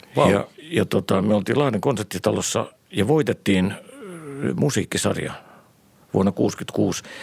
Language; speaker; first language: Finnish; native; Finnish